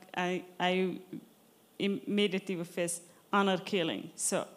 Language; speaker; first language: English; non-native, fluent; Arabic